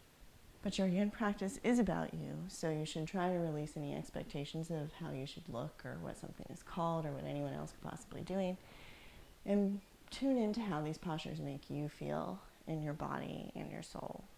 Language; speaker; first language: English; native; English